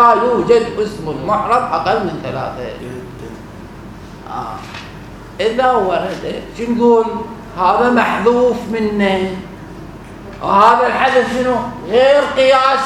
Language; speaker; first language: Arabic; native; Arabic